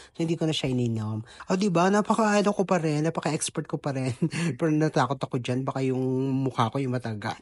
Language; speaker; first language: Filipino; non-native, local second language; Cebuano